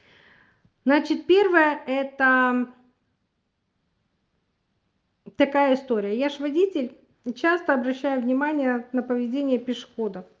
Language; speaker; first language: Russian; native; Russian